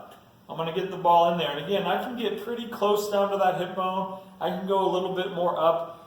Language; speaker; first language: English; native; English